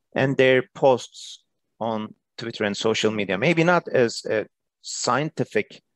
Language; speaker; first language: English; non-native, fluent; Turkish